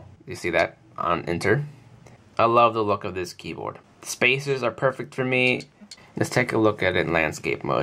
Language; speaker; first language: English; native; English